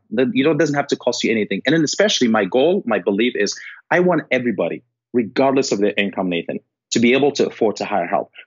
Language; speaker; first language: English; non-native, fluent; Arabic